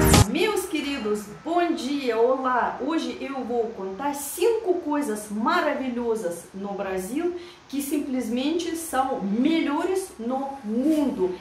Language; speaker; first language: Portuguese; non-native, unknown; Russian